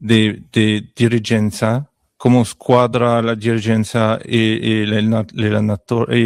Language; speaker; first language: Italian; non-native, learner; French